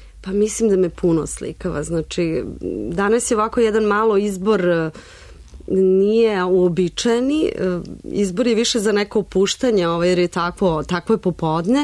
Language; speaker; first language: Serbian; native; Serbian